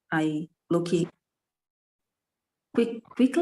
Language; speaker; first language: English; non-native, learner; Portuguese